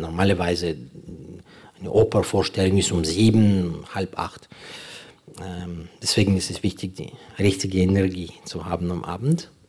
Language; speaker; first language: German; non-native, fluent; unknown